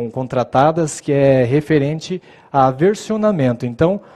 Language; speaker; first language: Portuguese; native; Portuguese